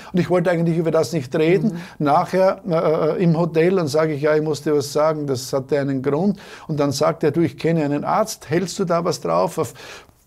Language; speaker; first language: German; native; German